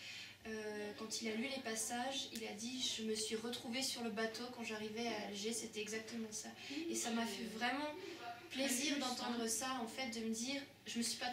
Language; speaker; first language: French; native; French